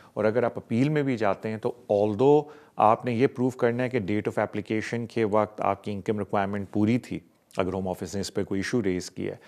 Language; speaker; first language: Urdu; native; Urdu